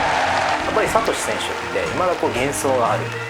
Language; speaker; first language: Japanese; native; Japanese